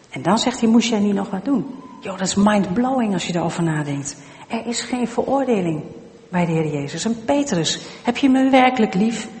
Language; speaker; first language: Dutch; native; Dutch